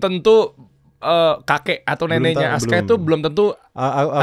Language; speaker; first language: Indonesian; native; Indonesian